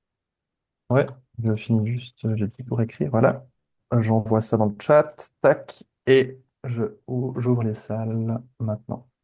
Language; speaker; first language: French; native; French